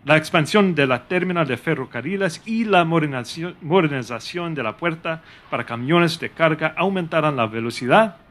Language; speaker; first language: Spanish; non-native, fluent; English